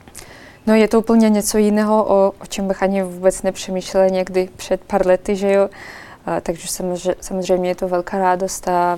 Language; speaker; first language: Czech; non-native, fluent; Russian